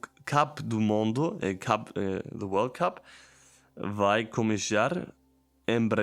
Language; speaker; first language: Portuguese; non-native, learner; German